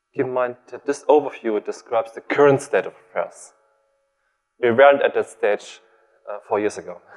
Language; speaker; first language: English; non-native, fluent; German